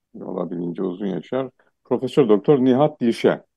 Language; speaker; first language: Turkish; non-native, local second language; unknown